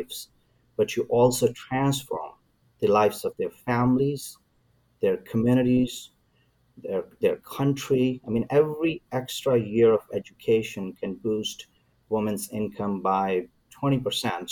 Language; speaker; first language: English; non-native, local second language; Urdu